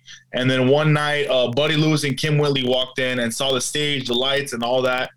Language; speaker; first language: English; native; English